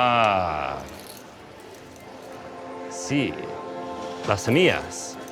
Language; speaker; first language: Spanish; non-native, learner; English